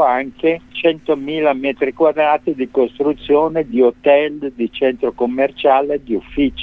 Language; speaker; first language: Italian; native; Italian